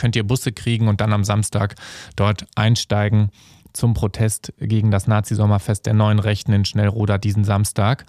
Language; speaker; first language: German; native; German